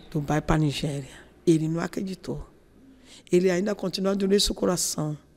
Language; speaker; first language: Portuguese; non-native, learner; Yoruba